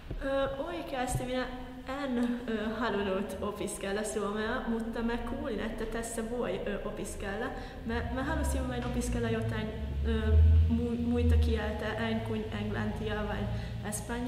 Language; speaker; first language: Finnish; non-native, fluent; Hungarian